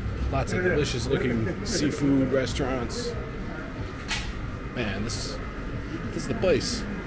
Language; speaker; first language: English; native; English